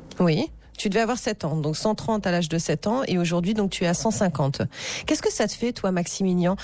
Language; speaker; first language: French; native; French